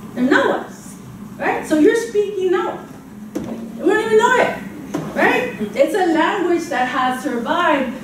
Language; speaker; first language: English; native; English